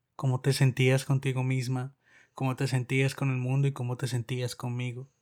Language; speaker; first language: Spanish; native; Spanish